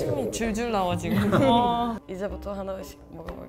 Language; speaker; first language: Korean; non-native, fluent; Turkish